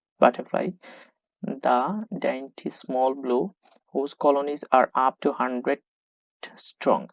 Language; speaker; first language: English; non-native, local second language; Bangla